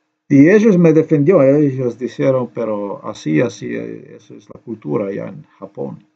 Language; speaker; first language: Spanish; non-native, learner; Slovenian